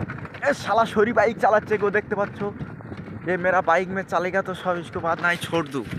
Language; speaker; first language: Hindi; non-native, local second language; Bangla